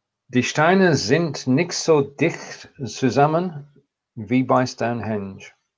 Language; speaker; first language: German; non-native, learner; English